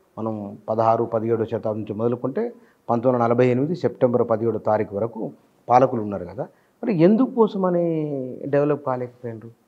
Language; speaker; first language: Telugu; native; Telugu